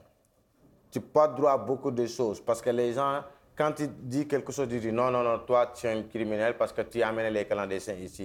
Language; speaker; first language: French; non-native, local second language; Wolof